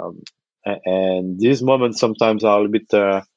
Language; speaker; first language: English; non-native, fluent; French